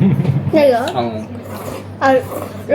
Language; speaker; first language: Japanese; native; Japanese